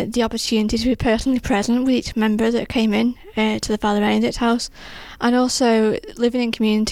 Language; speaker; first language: English; native; English